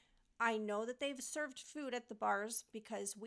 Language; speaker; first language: English; native; English